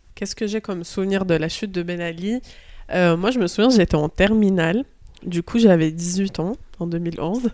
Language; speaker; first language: French; early bilingual, other home language; Arabic